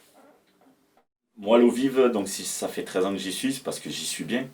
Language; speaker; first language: French; native; French